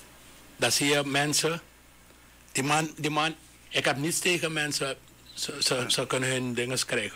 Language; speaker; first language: Dutch; non-native, local second language; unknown